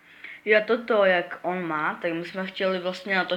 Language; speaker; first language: Czech; native; Czech